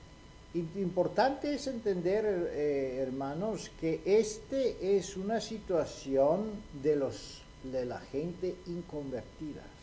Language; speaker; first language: Spanish; non-native, fluent; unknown